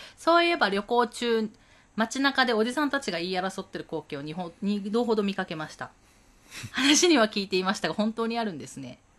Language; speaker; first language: Japanese; native; Japanese